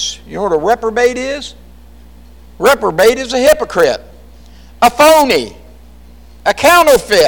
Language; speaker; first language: English; native; English